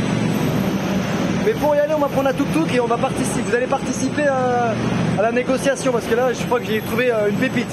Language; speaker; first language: French; native; French